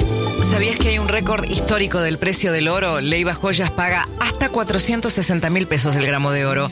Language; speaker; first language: Spanish; native; Spanish